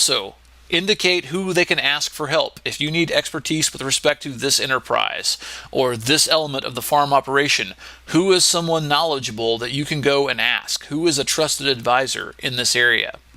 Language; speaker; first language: English; native; English